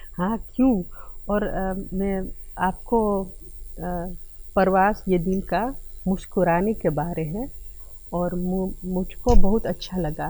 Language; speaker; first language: Hindi; early bilingual, heritage; Dutch